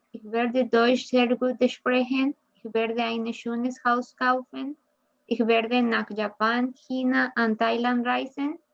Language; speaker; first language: German; non-native, learner; Spanish